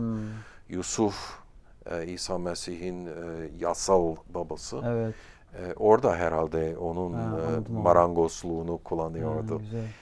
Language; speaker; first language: Turkish; non-native, fluent; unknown